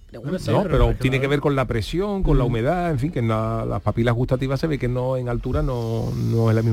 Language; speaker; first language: Spanish; native; Spanish